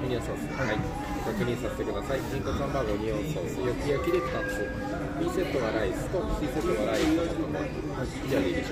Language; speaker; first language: Japanese; native; Japanese